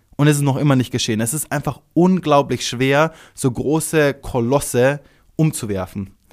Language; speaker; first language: German; early bilingual, other home language; Croatian